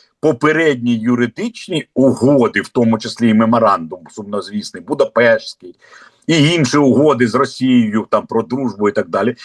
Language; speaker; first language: Ukrainian; non-native, local second language; Russian